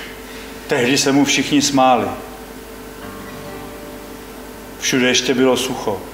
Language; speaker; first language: Czech; native; Czech